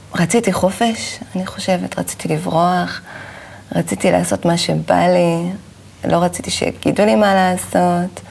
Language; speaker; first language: Hebrew; native; Hebrew